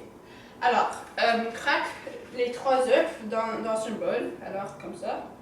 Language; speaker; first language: French; non-native, learner; English